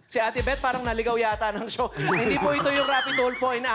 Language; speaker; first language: Filipino; native; Filipino